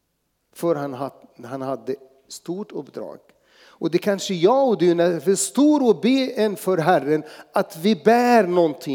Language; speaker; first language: Swedish; non-native, fluent; Arabic